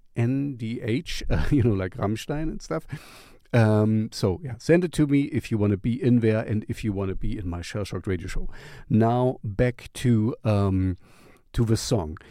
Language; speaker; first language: English; non-native, fluent; German